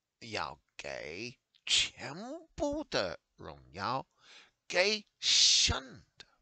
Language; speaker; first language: Chinese; non-native, learner; English